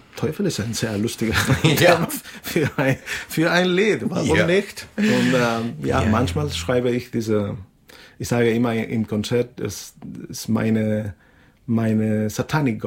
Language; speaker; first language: German; non-native, fluent; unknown